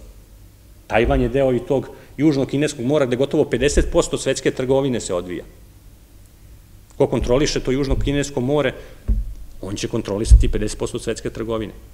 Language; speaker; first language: Serbian; native; Serbian